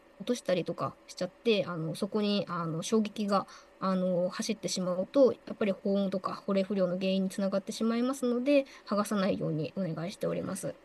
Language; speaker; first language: Japanese; native; Japanese